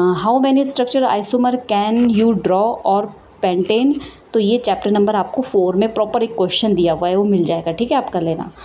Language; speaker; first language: Hindi; native; Hindi